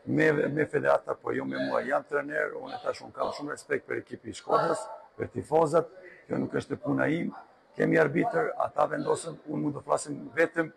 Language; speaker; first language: Albanian; non-native, learner; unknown